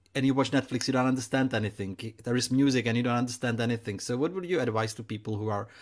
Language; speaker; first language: English; non-native, fluent; Czech